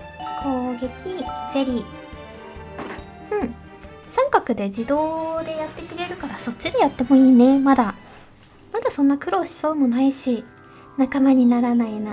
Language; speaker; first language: Japanese; native; Japanese